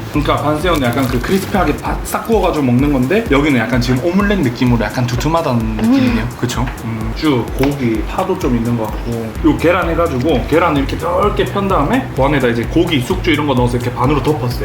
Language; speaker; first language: Korean; native; Korean